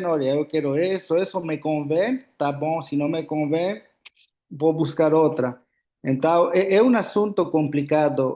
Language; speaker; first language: Portuguese; non-native, fluent; Spanish